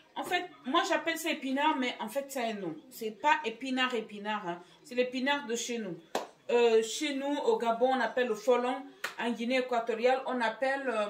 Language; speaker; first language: French; non-native, local second language; Fang